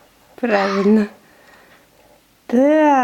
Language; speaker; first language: Russian; native; Russian